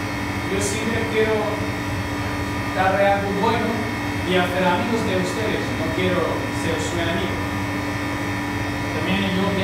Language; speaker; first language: Spanish; non-native, learner; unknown